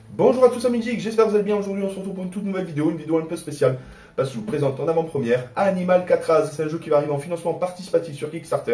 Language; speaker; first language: French; native; French